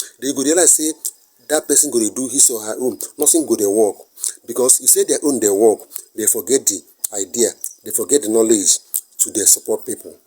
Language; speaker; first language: Nigerian Pidgin; non-native, local second language; Igbo